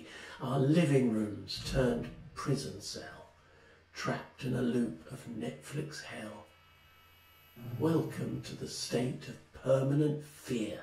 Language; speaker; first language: English; native; English